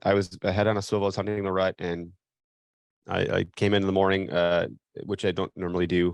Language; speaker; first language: English; native; English